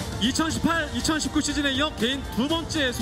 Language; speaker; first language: Korean; native; Korean